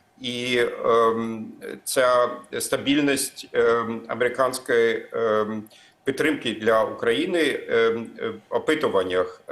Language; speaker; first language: Ukrainian; non-native, fluent; German